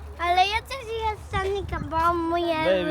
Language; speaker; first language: Polish; early bilingual, other home language; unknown